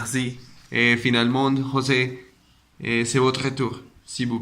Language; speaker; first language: French; non-native, learner; Spanish